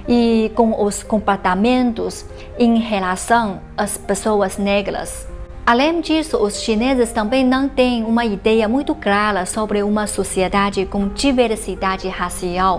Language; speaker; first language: Portuguese; non-native, fluent; Chinese